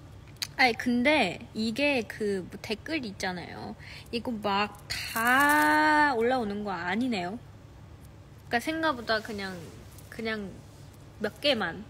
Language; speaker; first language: Korean; non-native, fluent; Chinese